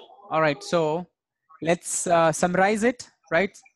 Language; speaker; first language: English; non-native, local second language; Hindi